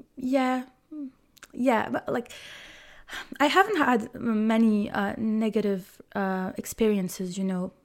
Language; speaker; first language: English; non-native, fluent; French